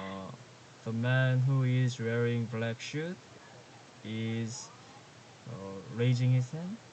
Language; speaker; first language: English; non-native, learner; Korean